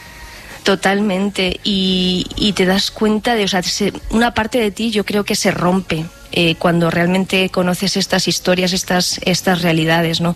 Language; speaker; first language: Spanish; native; Spanish